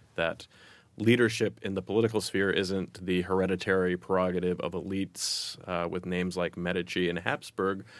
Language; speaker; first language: English; native; English